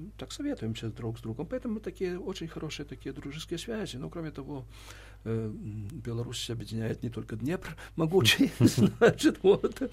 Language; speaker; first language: Russian; non-native, local second language; Belarusian